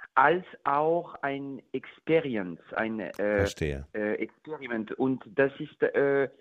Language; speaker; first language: German; non-native, learner; French